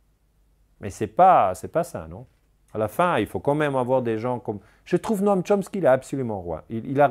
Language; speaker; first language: French; non-native, local second language; German